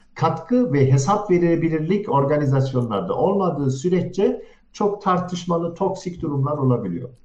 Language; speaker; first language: Turkish; early bilingual, heritage; Turkish